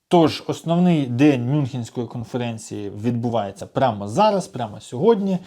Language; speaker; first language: Ukrainian; non-native, local second language; Russian